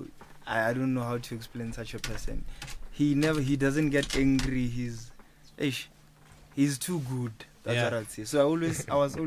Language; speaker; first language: English; non-native, local second language; Northern Sotho